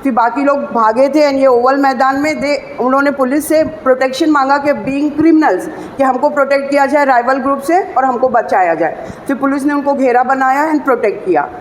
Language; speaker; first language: Hindi; non-native, local second language; Marathi